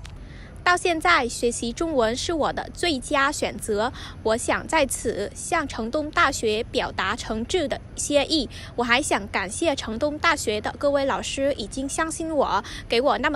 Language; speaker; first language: Chinese; non-native, fluent; Vietnamese